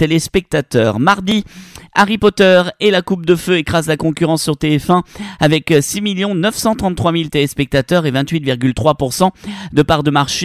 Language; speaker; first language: French; native; French